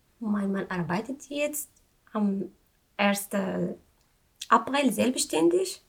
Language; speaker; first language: German; non-native, learner; Arabic